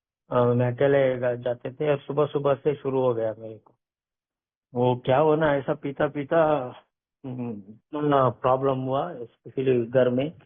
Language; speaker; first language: Hindi; non-native, local second language; Kannada